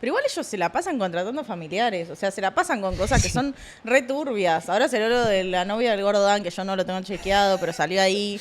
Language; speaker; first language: Spanish; native; Spanish